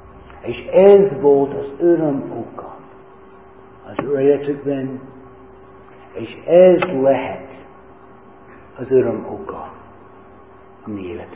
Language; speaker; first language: Hungarian; non-native, learner; English